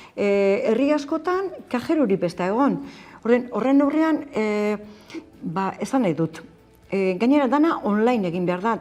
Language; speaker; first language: Basque; native; Basque